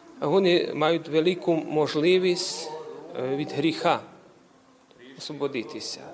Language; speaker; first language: Ukrainian; early bilingual, heritage; Ukrainian